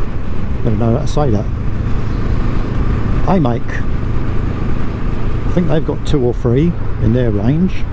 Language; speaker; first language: English; native; English